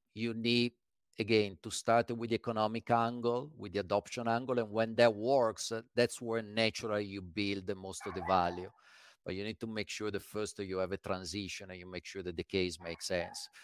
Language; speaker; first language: English; non-native, fluent; Italian